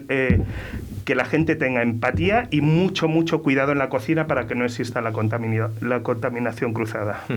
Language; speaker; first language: Spanish; native; Spanish